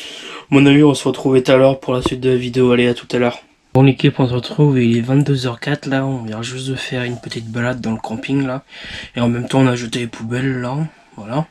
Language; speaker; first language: French; native; French